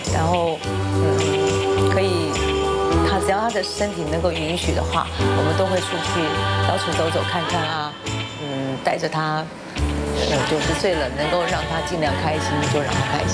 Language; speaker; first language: Chinese; native; Chinese